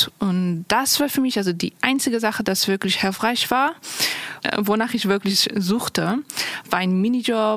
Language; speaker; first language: German; non-native, local second language; Persian